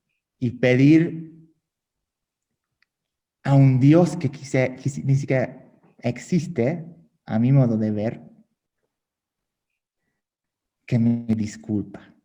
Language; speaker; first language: Spanish; non-native, fluent; Hungarian